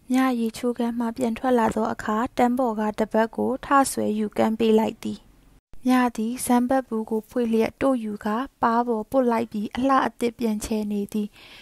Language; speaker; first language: Burmese; native; Burmese